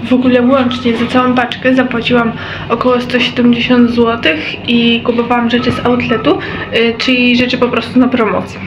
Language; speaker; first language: Polish; native; Polish